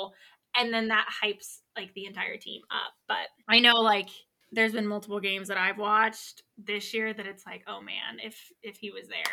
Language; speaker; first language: English; native; English